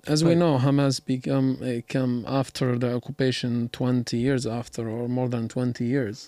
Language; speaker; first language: English; non-native, learner; Arabic